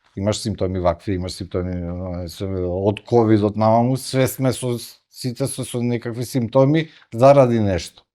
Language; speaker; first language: Macedonian; native; Macedonian